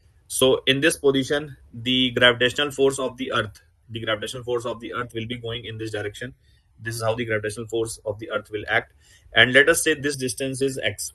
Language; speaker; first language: English; non-native, local second language; Hindi